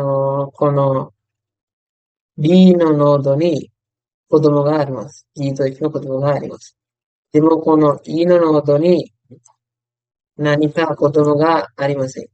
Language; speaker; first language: Japanese; non-native, fluent; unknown